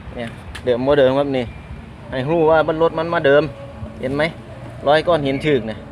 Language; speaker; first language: Thai; non-native, local second language; Northeastern Thai